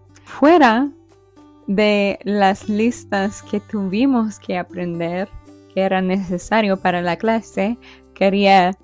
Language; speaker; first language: Spanish; non-native, fluent; English